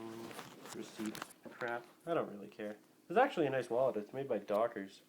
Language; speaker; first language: English; native; English